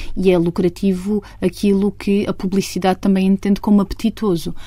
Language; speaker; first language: Portuguese; native; Portuguese